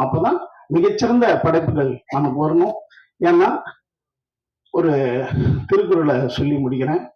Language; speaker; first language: Tamil; native; Tamil